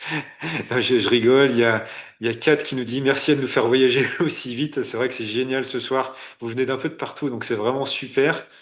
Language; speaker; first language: French; native; French